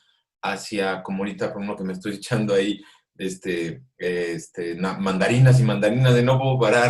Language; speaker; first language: Spanish; native; Spanish